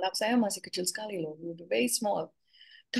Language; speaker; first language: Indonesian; native; Indonesian